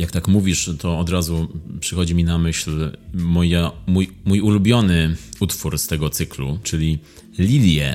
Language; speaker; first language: Polish; native; Polish